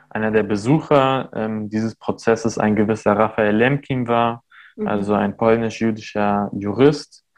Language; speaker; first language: German; early bilingual, other home language; Armenian